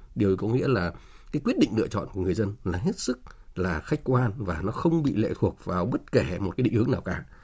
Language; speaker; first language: Vietnamese; native; Vietnamese